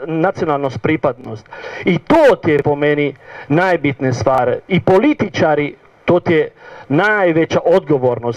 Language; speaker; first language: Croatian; non-native, learner; Italian